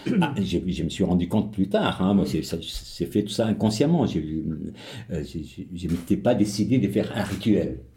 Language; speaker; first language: French; non-native, local second language; Arabic